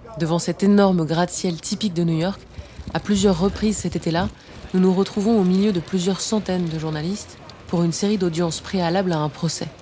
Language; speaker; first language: French; native; French